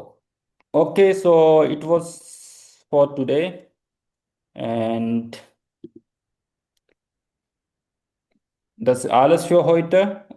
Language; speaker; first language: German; non-native, fluent; Hindi